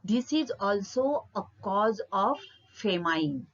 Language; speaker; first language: English; non-native, local second language; Marathi